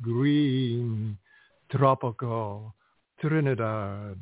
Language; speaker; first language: English; non-native, fluent; Dutch